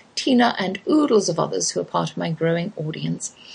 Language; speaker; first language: English; native; English